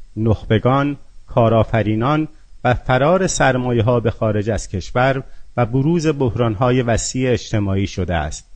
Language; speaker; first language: Persian; non-native, local second language; Azerbaijani